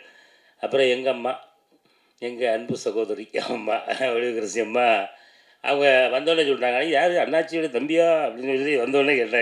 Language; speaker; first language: Tamil; native; Tamil